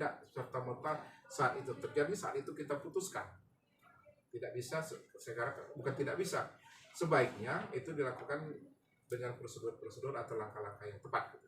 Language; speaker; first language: Indonesian; native; Indonesian